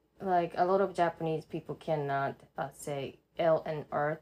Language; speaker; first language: English; non-native, learner; Japanese